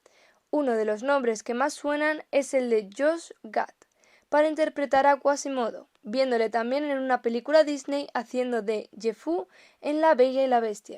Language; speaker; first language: Spanish; native; Spanish